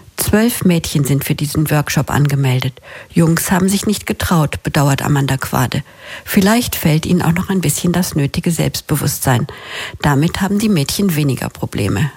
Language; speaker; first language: German; native; German